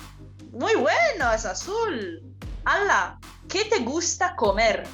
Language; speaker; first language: Spanish; non-native, fluent; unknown